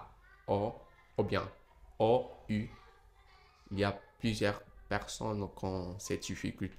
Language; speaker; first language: French; non-native, fluent; Portuguese